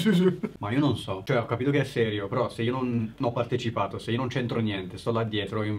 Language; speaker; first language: Italian; native; Italian